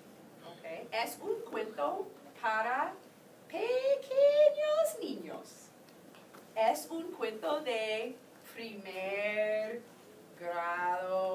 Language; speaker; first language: Spanish; non-native, fluent; English